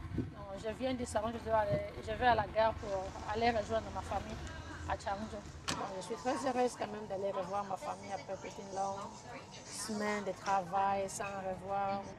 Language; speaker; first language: French; non-native, local second language; Lingala